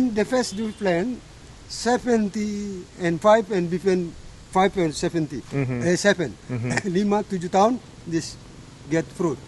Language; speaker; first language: English; non-native, learner; Indonesian